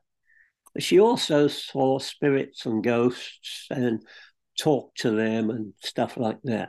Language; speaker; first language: English; native; English